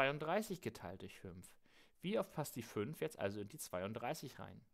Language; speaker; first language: German; native; German